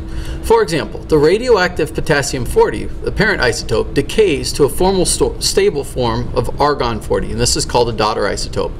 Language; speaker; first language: English; native; English